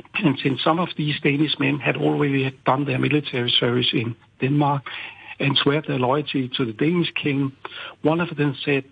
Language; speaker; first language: English; non-native, fluent; Danish